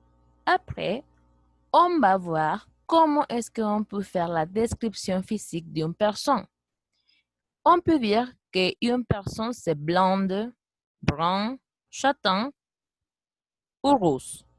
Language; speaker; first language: French; non-native, fluent; Spanish